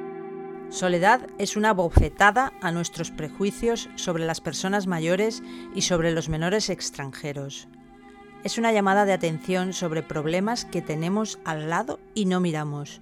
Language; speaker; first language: Spanish; native; Spanish